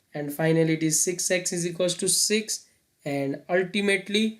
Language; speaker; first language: English; non-native, local second language; Nepali